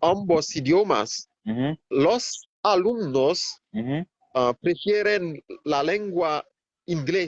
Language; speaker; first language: Spanish; non-native, fluent; Haitian Creole